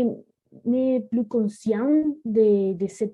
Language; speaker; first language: French; non-native, learner; Spanish